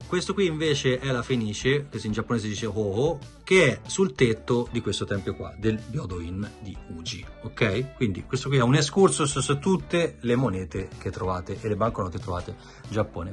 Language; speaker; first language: Italian; native; Italian